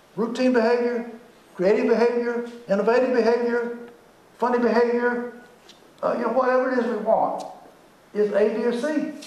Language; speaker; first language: English; native; English